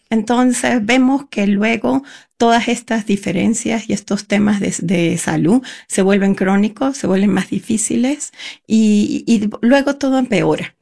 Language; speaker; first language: Spanish; native; Spanish